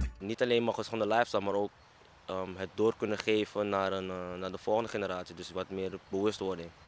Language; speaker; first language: Dutch; early bilingual, other home language; Papiamento